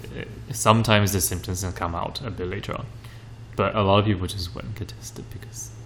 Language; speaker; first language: English; non-native, fluent; Chinese